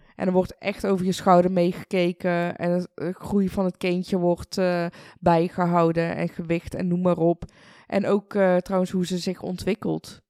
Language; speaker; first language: Dutch; early bilingual, other home language; Persian